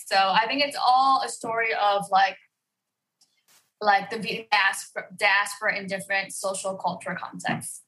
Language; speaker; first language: English; early bilingual, other home language; Vietnamese